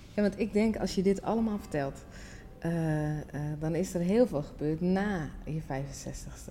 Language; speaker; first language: Dutch; native; Dutch